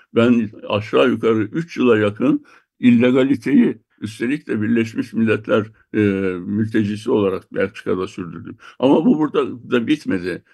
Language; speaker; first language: Turkish; native; Turkish